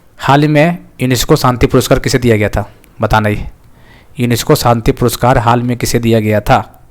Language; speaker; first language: Hindi; native; Hindi